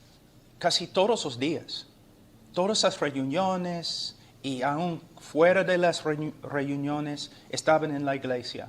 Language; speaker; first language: Spanish; non-native, fluent; English